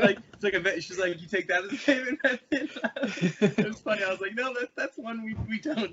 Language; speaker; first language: English; native; English